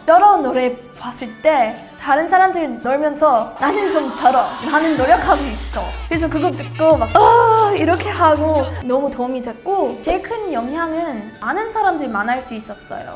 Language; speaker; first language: Korean; non-native, learner; English